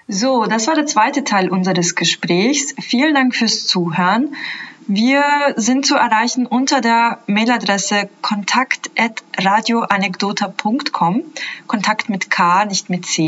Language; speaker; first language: German; early bilingual, other home language; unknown